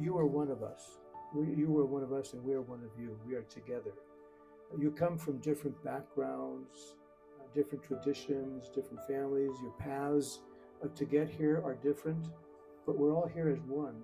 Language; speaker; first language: English; native; English